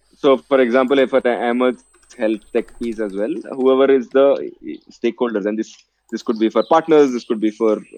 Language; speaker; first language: English; non-native, local second language; Telugu